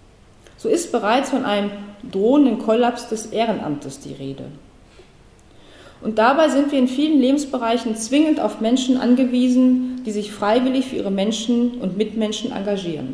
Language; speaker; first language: German; native; German